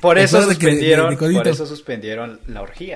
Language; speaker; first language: Spanish; native; Spanish